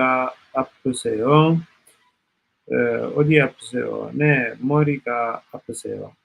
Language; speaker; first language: Korean; non-native, learner; Italian